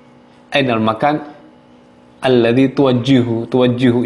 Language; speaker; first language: Arabic; non-native, fluent; Javanese